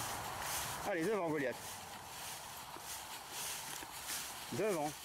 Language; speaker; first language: French; native; French